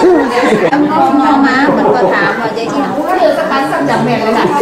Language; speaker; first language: Thai; non-native, local second language; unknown